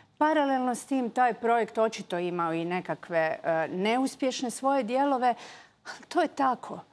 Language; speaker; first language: Croatian; native; Croatian